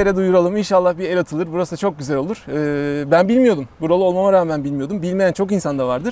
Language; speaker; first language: Turkish; native; Turkish